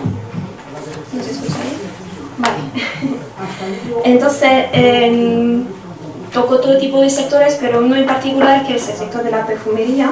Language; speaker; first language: Spanish; non-native, fluent; French